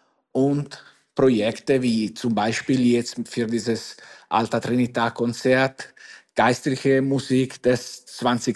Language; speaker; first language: German; non-native, learner; Italian